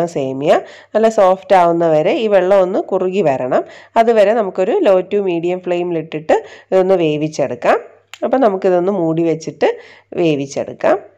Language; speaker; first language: Malayalam; native; Malayalam